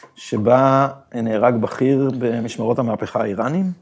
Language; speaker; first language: Hebrew; native; Hebrew